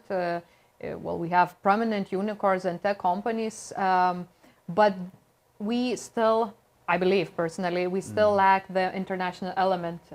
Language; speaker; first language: English; non-native, fluent; Lithuanian